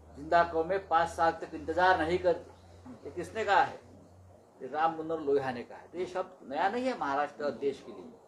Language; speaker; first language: Hindi; non-native, local second language; Marathi